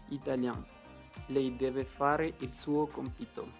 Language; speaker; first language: Italian; non-native, learner; Spanish